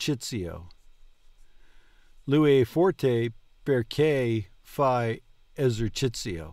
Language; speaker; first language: Italian; non-native, learner; English